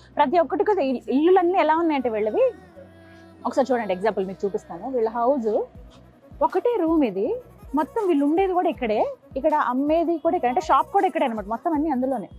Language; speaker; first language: Telugu; native; Telugu